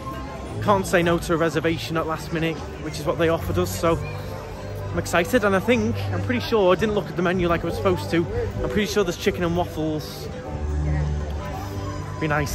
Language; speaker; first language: English; native; English